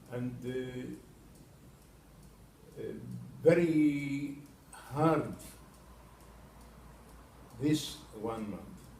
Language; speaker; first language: English; non-native, learner; Hebrew